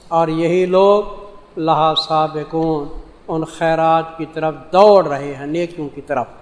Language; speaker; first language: Urdu; non-native, local second language; Saraiki